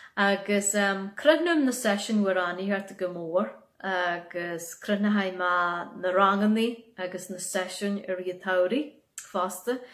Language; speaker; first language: Irish; native; Irish